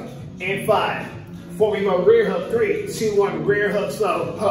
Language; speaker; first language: English; native; English